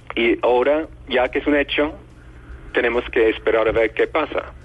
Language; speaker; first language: Spanish; non-native, fluent; English